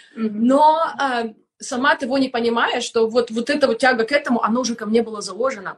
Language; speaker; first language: Russian; native; Russian